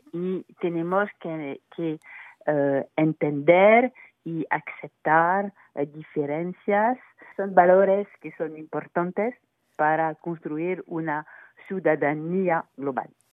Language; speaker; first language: Spanish; non-native, fluent; French